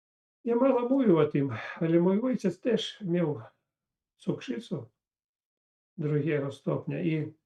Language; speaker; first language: Polish; non-native, fluent; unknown